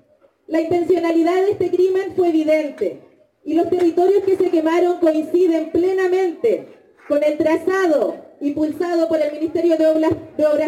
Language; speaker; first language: Spanish; native; Spanish